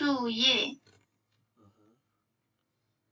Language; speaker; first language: Chinese; non-native, learner; Indonesian